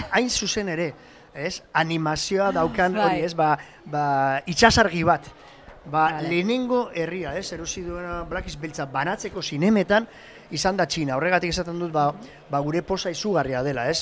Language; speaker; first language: Basque; native; Basque